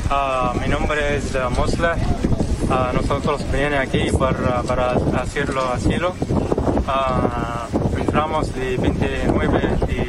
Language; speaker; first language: Spanish; non-native, learner; Arabic